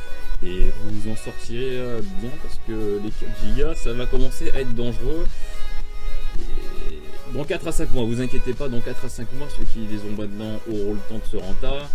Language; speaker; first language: French; native; French